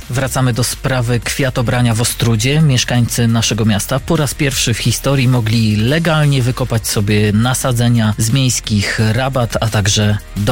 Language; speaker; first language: Polish; native; Polish